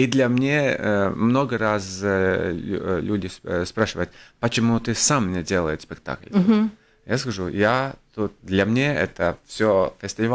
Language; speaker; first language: Russian; non-native, local second language; Latvian